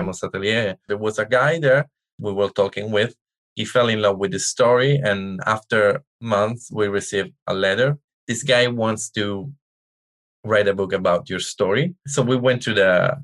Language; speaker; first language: English; non-native, learner; Italian